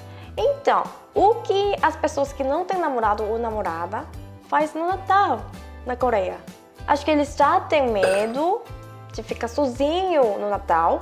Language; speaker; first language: Portuguese; non-native, fluent; Korean